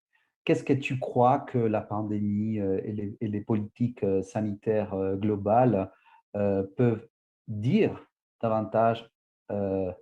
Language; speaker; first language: French; non-native, fluent; Spanish